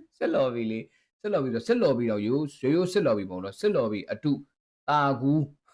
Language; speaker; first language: Burmese; native; Burmese